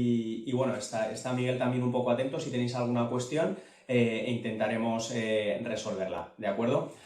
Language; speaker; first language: Spanish; native; Spanish